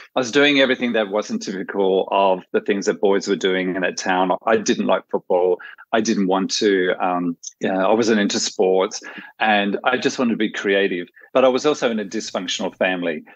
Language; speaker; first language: English; native; English